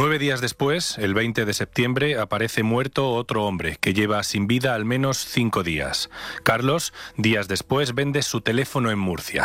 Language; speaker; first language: Spanish; native; Spanish